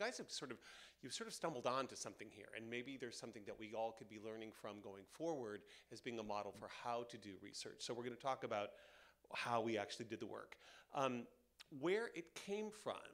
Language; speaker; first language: English; native; English